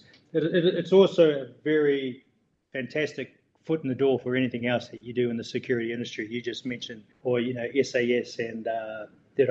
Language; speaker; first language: English; native; English